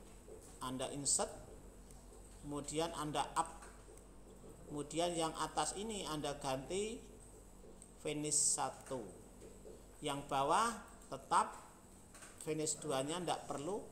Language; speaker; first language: Indonesian; native; Indonesian